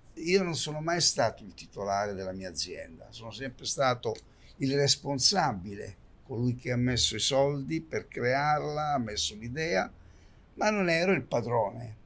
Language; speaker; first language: Italian; native; Italian